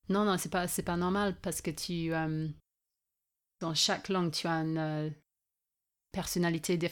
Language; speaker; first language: French; non-native, fluent; English